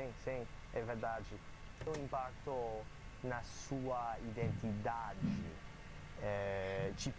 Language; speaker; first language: Portuguese; non-native, learner; English